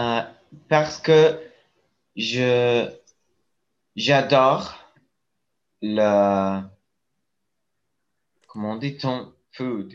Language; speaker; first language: French; non-native, learner; Spanish